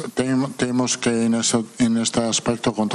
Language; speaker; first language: Portuguese; non-native, fluent; Italian